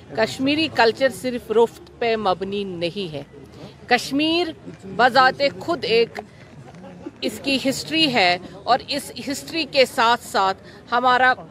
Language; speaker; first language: Urdu; non-native, local second language; Kashmiri